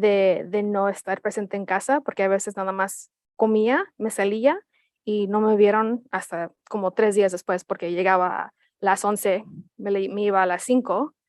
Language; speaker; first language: Spanish; early bilingual, heritage; Spanish